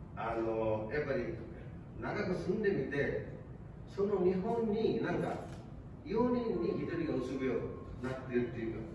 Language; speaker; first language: Japanese; non-native, fluent; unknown